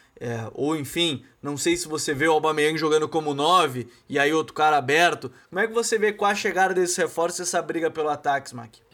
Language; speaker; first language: Portuguese; native; Portuguese